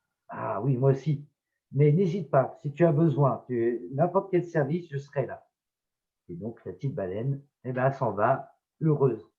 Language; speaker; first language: French; native; French